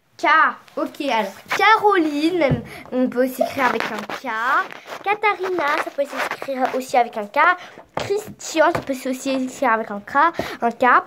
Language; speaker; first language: French; native; French